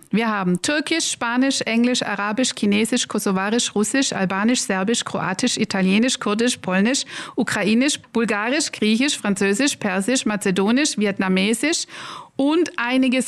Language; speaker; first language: German; native; German